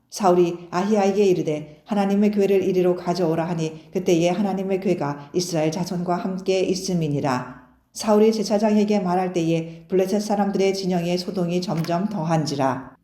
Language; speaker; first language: Korean; native; Korean